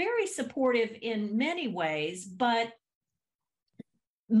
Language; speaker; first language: English; native; English